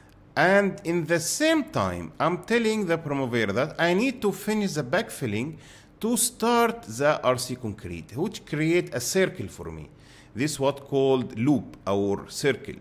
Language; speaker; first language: English; non-native, fluent; Arabic